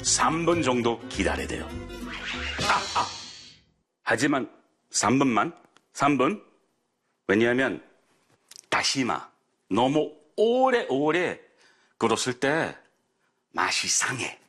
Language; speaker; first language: Korean; non-native, learner; English